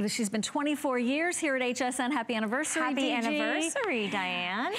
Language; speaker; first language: English; native; English